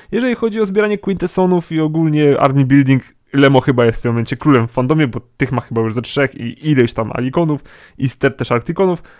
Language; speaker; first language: Polish; native; Polish